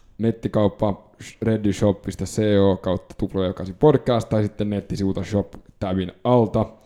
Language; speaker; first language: Finnish; native; Finnish